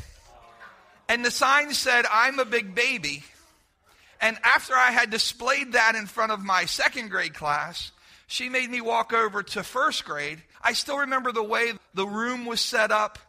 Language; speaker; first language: English; native; English